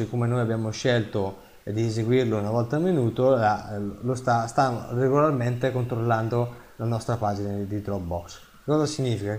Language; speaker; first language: Italian; native; Italian